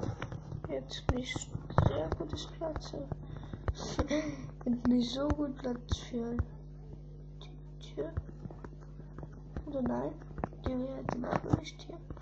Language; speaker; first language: German; early bilingual, other home language; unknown